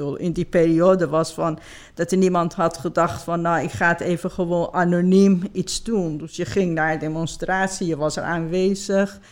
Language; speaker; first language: Dutch; non-native, fluent; Persian